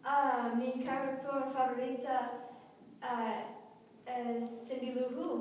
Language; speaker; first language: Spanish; non-native, learner; English